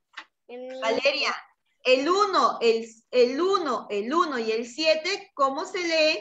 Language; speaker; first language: Spanish; native; Spanish